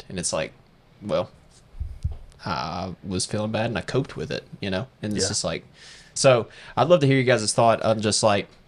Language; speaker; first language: English; native; English